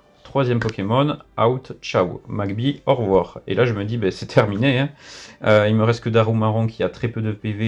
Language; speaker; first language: French; native; French